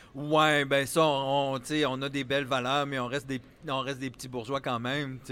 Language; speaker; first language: French; native; French